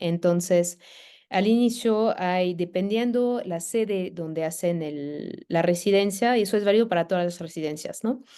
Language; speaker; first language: Spanish; non-native, fluent; French